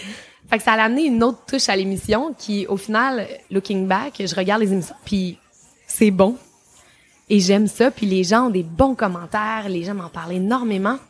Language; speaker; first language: French; native; French